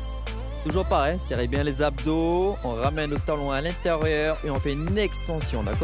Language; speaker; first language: French; native; French